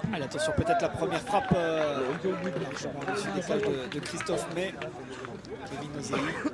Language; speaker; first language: French; native; French